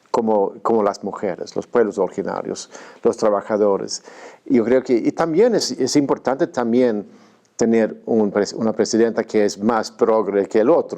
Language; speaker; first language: Spanish; non-native, fluent; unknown